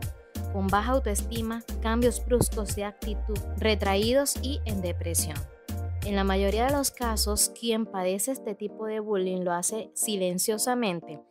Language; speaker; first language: Spanish; native; Spanish